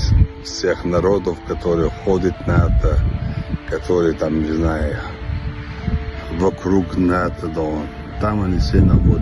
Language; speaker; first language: Russian; non-native, local second language; Chechen